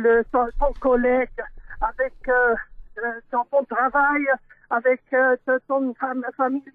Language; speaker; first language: French; non-native, local second language; Dutch